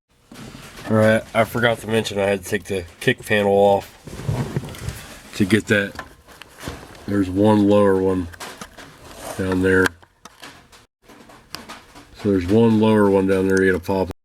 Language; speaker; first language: English; native; English